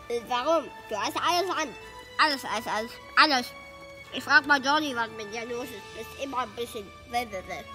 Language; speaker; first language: German; native; German